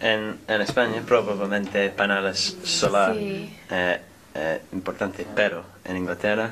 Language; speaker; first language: Spanish; non-native, learner; English